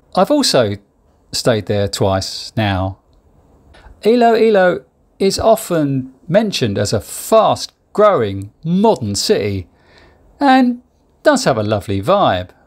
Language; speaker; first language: English; native; English